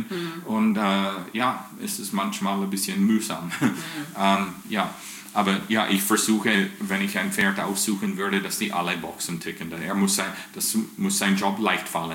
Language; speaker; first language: German; non-native, fluent; English